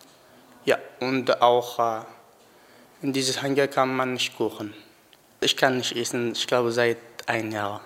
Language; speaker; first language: German; non-native, learner; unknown